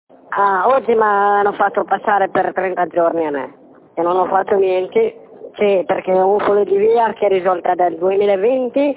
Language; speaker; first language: Italian; non-native, learner; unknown